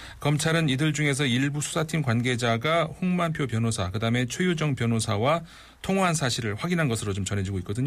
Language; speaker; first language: Korean; native; Korean